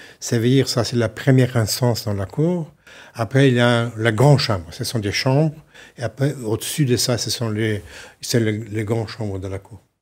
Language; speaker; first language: French; non-native, fluent; Slovenian